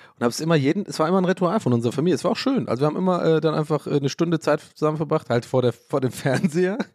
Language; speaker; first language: German; early bilingual, other home language; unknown